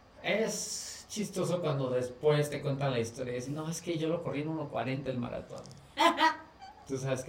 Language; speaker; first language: Spanish; native; Spanish